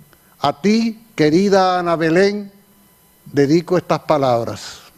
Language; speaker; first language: Spanish; native; Spanish